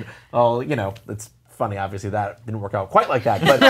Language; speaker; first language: English; native; English